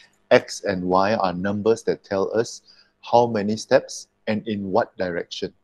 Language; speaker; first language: English; non-native, local second language; Malay